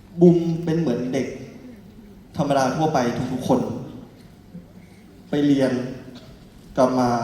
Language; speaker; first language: Thai; native; Thai